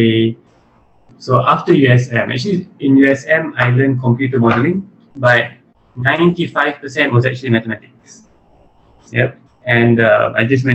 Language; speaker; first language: English; early bilingual, other home language; Malay